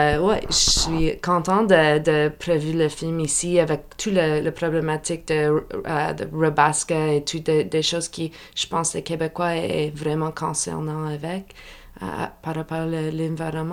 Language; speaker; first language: French; non-native, local second language; English